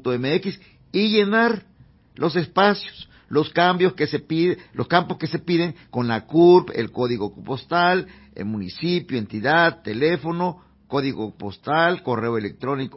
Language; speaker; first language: Spanish; native; Spanish